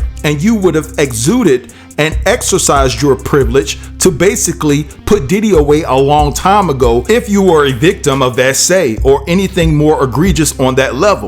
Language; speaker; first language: English; native; English